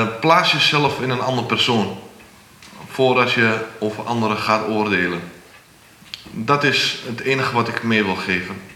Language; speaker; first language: Dutch; early bilingual, other home language; Armenian